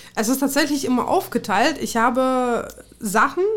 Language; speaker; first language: German; early bilingual, other home language; Russian